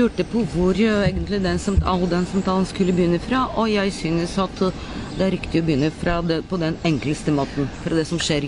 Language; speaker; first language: Norwegian; non-native, fluent; Bulgarian